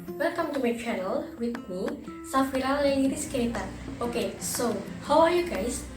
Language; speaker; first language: English; non-native, local second language; Indonesian